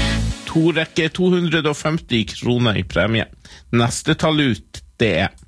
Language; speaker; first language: Norwegian; native; Norwegian